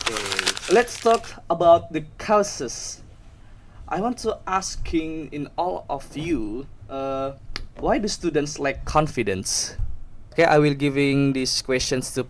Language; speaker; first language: English; non-native, learner; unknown